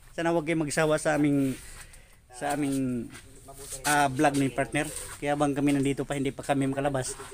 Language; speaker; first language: Filipino; non-native, local second language; Cebuano